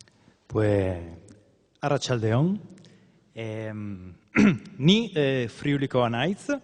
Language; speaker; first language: Basque; non-native, learner; Friulian